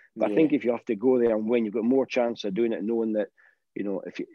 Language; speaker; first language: English; native; English